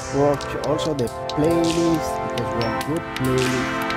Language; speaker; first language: English; non-native, learner; Italian